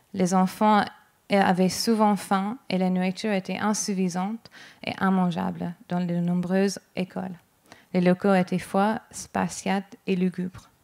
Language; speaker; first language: French; non-native, fluent; English